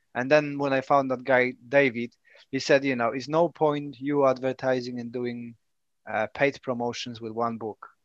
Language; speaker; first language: English; non-native, fluent; Polish